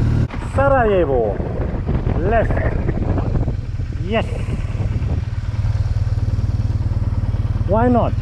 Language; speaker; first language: English; non-native, fluent; German